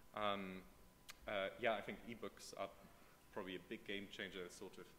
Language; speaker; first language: English; non-native, fluent; German